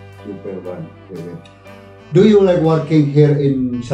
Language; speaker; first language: English; non-native, learner; Indonesian